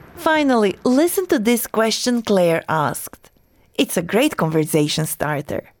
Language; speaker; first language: English; non-native, fluent; Croatian